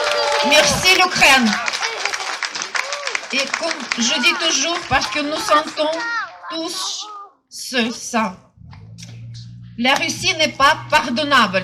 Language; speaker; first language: French; non-native, fluent; Russian